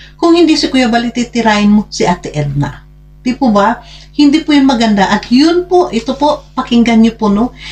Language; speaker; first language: Filipino; non-native, local second language; Hiligaynon